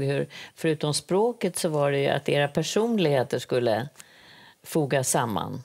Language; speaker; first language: Swedish; native; Swedish